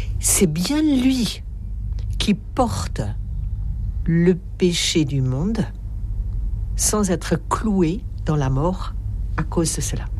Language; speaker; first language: French; native; French